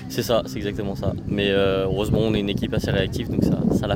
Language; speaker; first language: French; native; French